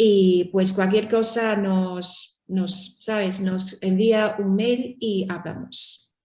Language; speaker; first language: Spanish; non-native, learner; Chinese